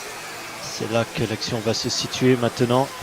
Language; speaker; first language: French; native; French